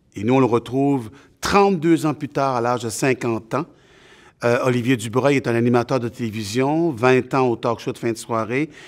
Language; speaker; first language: French; native; French